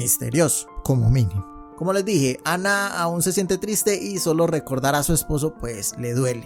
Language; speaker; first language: Spanish; native; Spanish